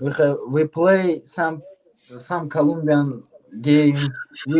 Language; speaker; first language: English; non-native, learner; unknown